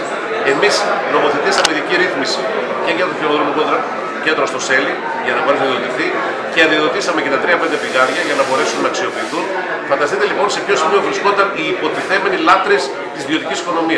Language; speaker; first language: Greek; native; Greek